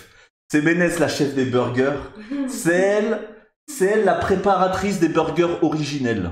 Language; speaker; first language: French; native; French